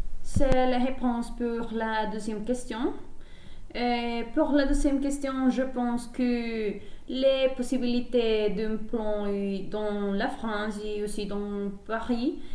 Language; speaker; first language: French; non-native, learner; Spanish